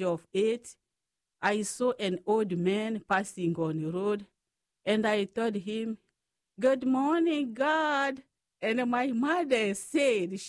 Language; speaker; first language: English; non-native, fluent; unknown